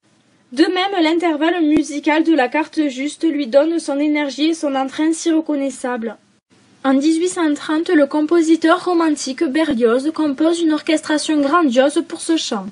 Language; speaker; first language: French; native; French